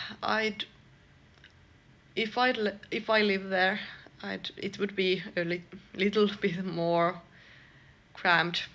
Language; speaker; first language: English; non-native, fluent; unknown